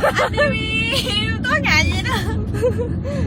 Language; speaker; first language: Korean; non-native, learner; Vietnamese